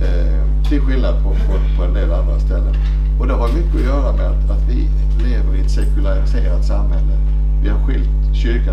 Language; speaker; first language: Swedish; native; Swedish